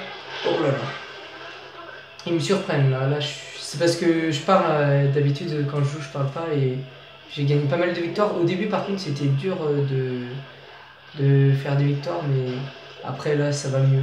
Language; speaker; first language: French; native; French